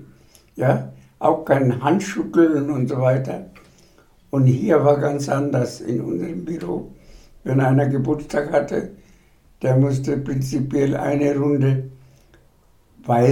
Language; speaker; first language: German; non-native, fluent; Bangla